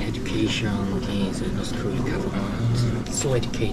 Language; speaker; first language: English; non-native, learner; Korean